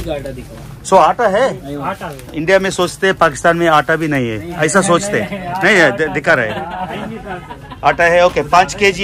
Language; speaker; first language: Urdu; non-native, local second language; Telugu